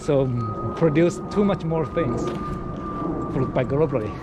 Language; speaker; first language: English; non-native, learner; Chinese